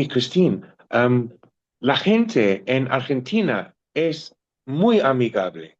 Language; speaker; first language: Spanish; non-native, learner; English